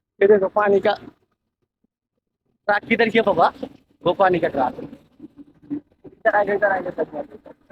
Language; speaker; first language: Hindi; non-native, fluent; Bangla